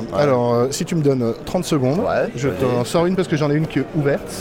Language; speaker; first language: French; native; French